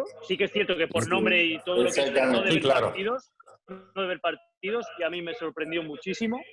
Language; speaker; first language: Spanish; native; Spanish